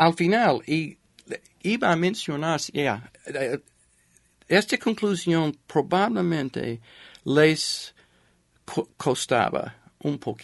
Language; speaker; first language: Spanish; non-native, fluent; English